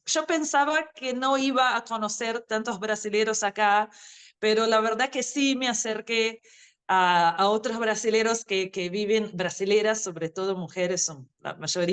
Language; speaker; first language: Spanish; non-native, fluent; Portuguese